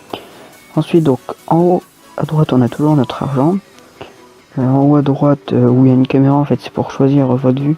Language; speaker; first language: French; native; French